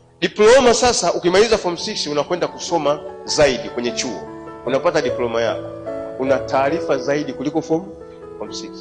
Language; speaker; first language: Swahili; native; Swahili